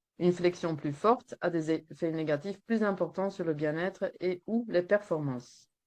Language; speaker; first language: French; non-native, local second language; Dutch